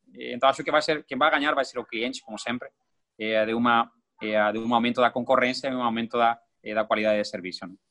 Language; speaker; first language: Portuguese; non-native, fluent; Spanish